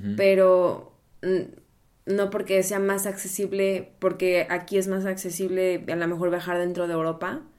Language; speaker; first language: Spanish; native; Spanish